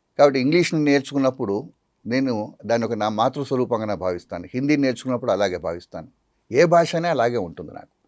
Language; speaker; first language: Telugu; non-native, local second language; Tamil